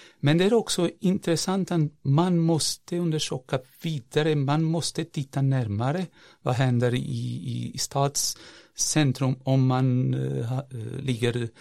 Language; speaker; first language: Swedish; non-native, fluent; Portuguese